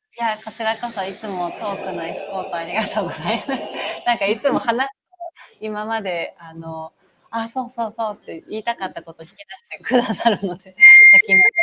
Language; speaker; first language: Japanese; native; Japanese